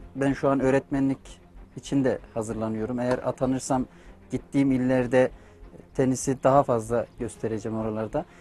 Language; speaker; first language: Turkish; native; Turkish